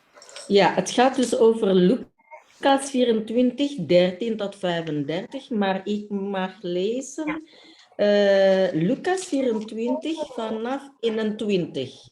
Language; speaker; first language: Dutch; non-native, fluent; Indonesian